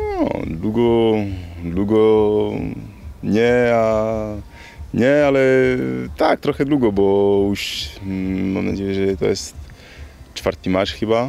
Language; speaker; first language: Polish; non-native, learner; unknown